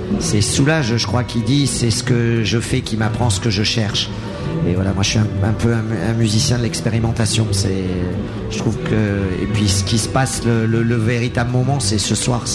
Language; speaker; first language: French; native; French